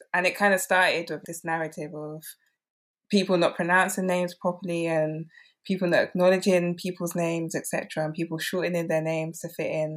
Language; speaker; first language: English; native; English